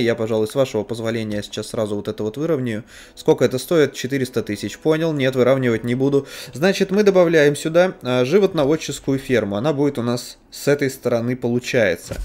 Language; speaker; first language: Russian; native; Russian